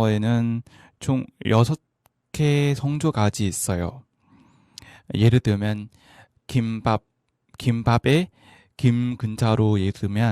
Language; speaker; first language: Korean; non-native, fluent; Vietnamese